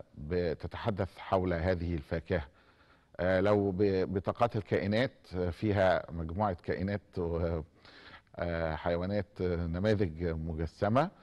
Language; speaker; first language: Arabic; native; Arabic